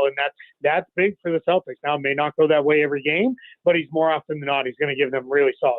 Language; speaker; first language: English; native; English